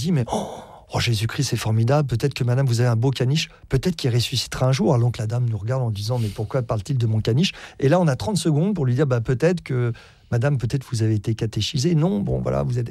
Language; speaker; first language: French; native; French